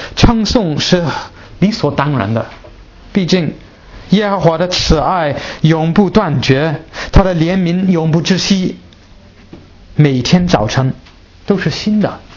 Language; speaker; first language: Chinese; native; Chinese